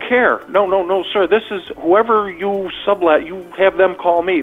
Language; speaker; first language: English; native; English